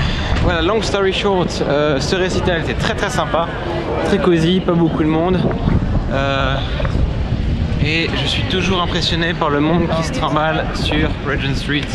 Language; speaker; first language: French; native; French